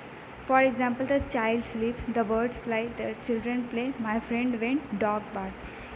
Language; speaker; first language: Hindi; native; Hindi